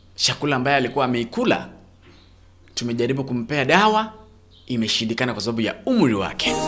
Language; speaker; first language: Swahili; non-native, local second language; Gusii